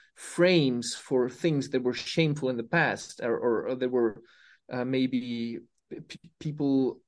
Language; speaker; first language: English; non-native, fluent; Serbian